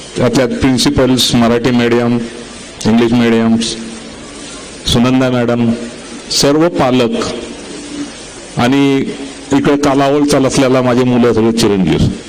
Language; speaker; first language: Marathi; native; Marathi